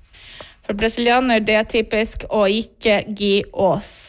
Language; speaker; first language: Norwegian; non-native, fluent; Portuguese